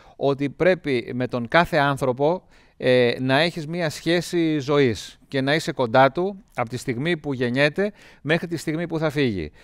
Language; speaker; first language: Greek; native; Greek